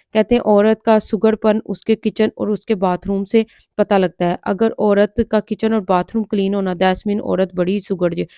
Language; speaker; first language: Urdu; non-native, local second language; Punjabi